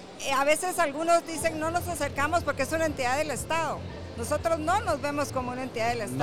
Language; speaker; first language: Spanish; native; Spanish